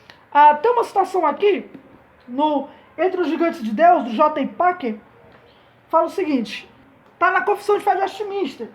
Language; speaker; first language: Portuguese; native; Portuguese